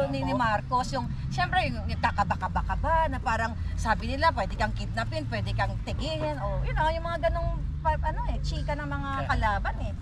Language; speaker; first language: Filipino; native; Filipino